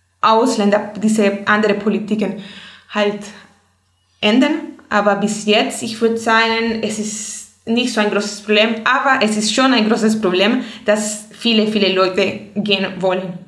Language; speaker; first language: German; non-native, fluent; Spanish